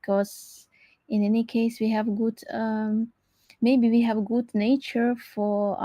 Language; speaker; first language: English; non-native, learner; Crimean Tatar